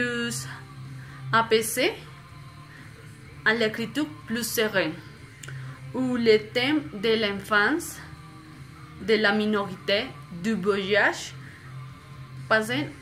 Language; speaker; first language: French; non-native, fluent; Spanish